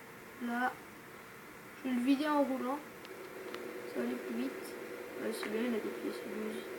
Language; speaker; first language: French; native; French